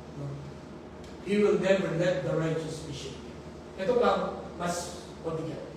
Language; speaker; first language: Filipino; native; Filipino